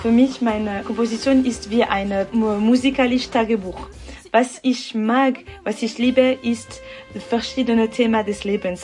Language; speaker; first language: German; non-native, local second language; French